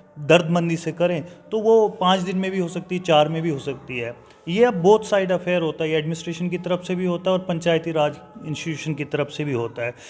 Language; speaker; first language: Hindi; non-native, local second language; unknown